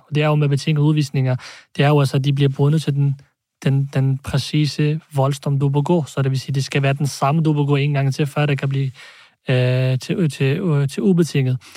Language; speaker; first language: Danish; early bilingual, other home language; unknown